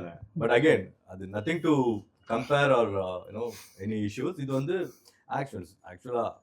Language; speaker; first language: Tamil; native; Tamil